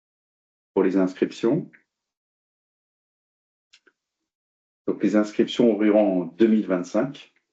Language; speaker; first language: French; native; French